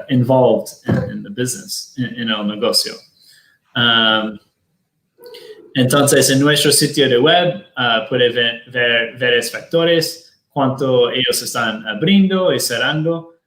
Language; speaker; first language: Spanish; non-native, fluent; Portuguese